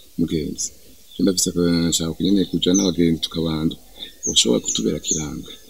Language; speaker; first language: Rundi; early bilingual, heritage; Rundi